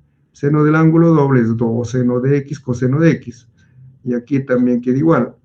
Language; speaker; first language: Spanish; native; Spanish